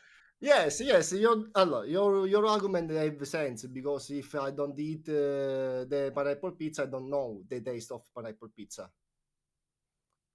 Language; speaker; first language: English; non-native, learner; Italian